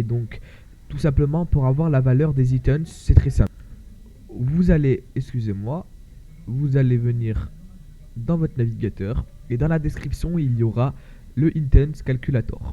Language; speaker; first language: French; native; French